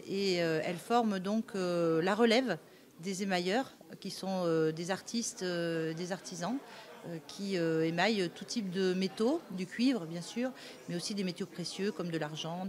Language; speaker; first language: French; native; French